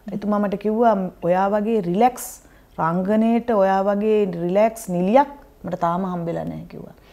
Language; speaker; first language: Sinhala; native; Sinhala